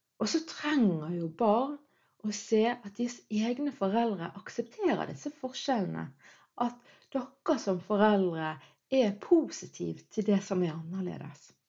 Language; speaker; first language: Norwegian; early bilingual, other home language; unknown